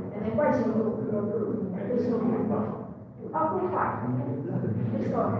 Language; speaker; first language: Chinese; native; Chinese